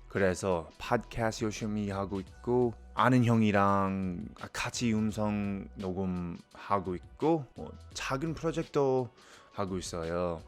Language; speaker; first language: Korean; non-native, fluent; English